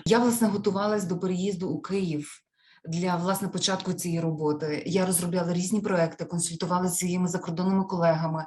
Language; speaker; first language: Ukrainian; native; Ukrainian